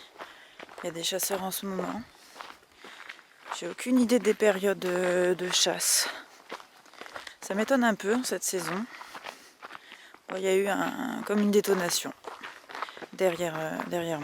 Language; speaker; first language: French; native; French